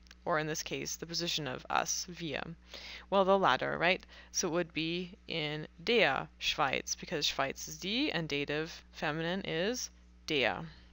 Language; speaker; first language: English; native; English